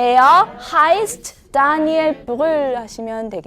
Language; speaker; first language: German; non-native, fluent; Korean